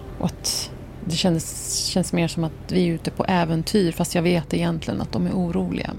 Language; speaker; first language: Swedish; early bilingual, other home language; Arabic